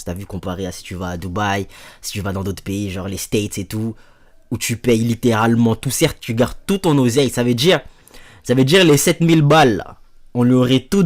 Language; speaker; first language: French; native; French